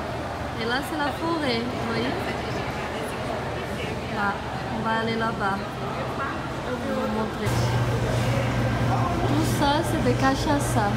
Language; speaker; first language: French; non-native, fluent; Portuguese